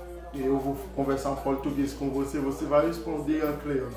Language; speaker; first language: Portuguese; non-native, learner; Haitian Creole